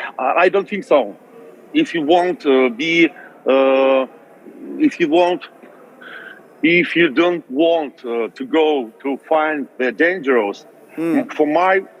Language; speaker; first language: English; non-native, learner; Russian